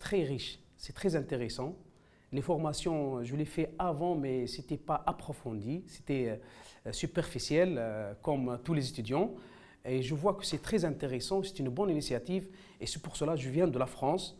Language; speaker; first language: French; non-native, local second language; Arabic